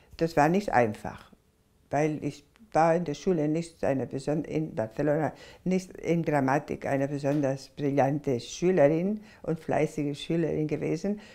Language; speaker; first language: German; non-native, fluent; Spanish